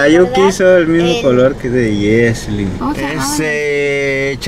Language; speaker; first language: Spanish; native; Spanish